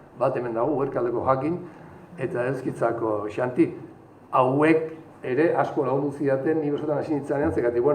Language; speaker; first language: Basque; native; Basque